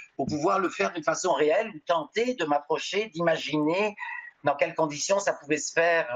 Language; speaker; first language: French; native; French